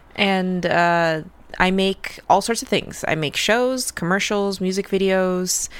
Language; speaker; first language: English; early bilingual, other home language; Russian